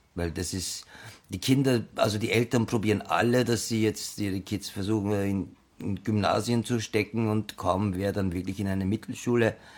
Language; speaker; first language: German; early bilingual, other home language; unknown